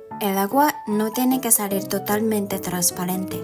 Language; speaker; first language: Spanish; non-native, fluent; Japanese